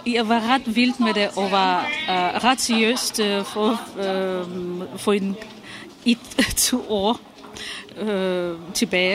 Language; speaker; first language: Danish; non-native, fluent; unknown